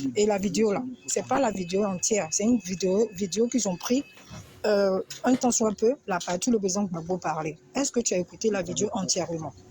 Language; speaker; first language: French; native; French